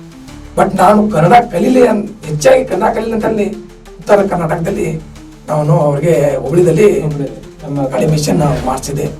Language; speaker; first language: Kannada; non-native, local second language; Urdu